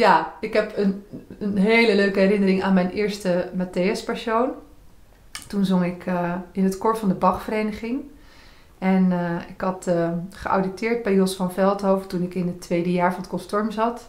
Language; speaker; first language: Dutch; native; Dutch